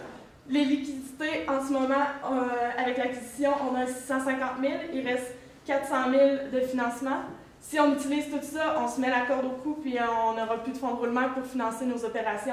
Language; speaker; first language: French; native; French